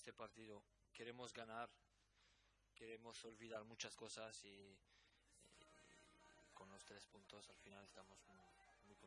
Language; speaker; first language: Spanish; non-native, learner; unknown